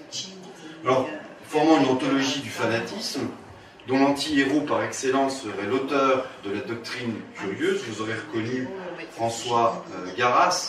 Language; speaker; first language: French; native; French